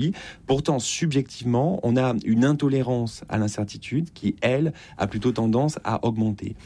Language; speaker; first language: French; native; French